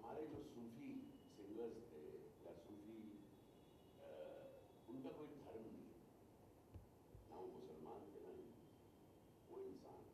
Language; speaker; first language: Hindi; native; Hindi